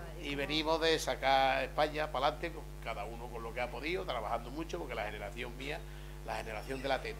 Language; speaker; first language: Spanish; native; Spanish